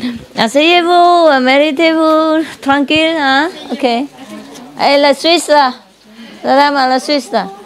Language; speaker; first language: French; non-native, learner; Vietnamese